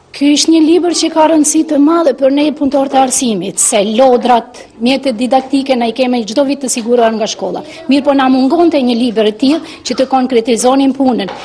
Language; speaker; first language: Albanian; native; Albanian